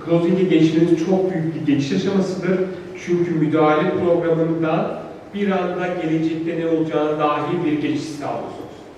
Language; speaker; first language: Turkish; native; Turkish